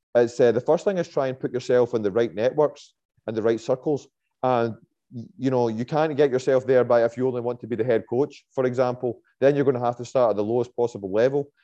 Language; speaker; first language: English; native; English